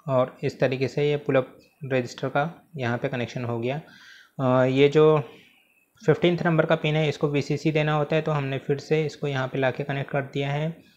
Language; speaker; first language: Hindi; native; Hindi